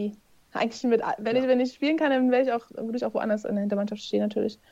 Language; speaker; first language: German; native; German